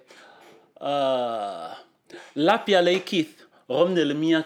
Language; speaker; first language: English; non-native, fluent; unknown